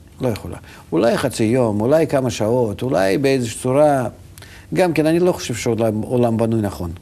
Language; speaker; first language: Hebrew; non-native, fluent; Russian